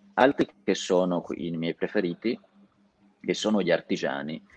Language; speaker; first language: Italian; native; Italian